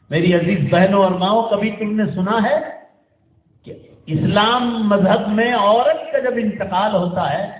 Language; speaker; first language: Urdu; non-native, local second language; Gujarati